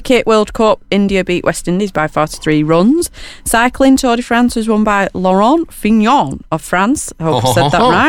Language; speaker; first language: English; native; English